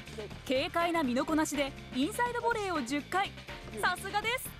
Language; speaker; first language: Japanese; native; Japanese